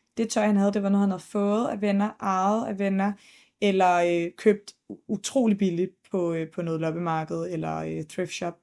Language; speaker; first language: Danish; native; Danish